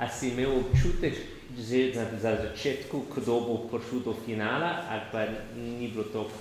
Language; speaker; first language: Slovenian; non-native, learner; English